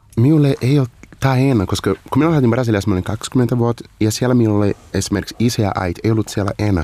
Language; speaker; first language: Finnish; non-native, fluent; Portuguese